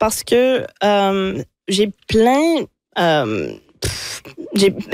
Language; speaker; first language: French; non-native, fluent; English